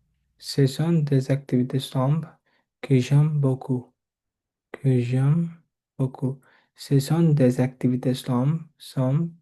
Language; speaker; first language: French; non-native, learner; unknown